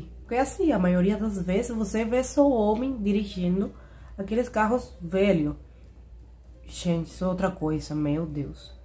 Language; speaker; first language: Portuguese; non-native, fluent; Spanish